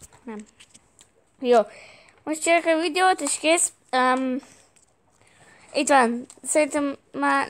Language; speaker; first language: Hungarian; early bilingual, heritage; Hungarian